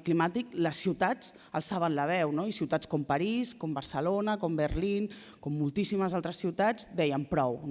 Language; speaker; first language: Catalan; native; Catalan